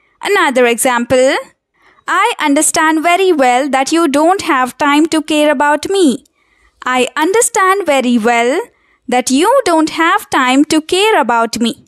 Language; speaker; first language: English; non-native, local second language; Telugu